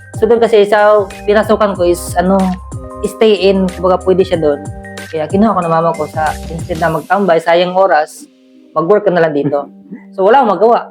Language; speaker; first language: Filipino; non-native, local second language; Cebuano